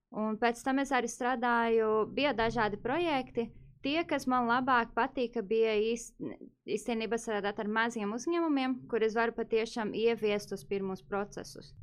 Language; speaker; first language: Latvian; non-native, fluent; Portuguese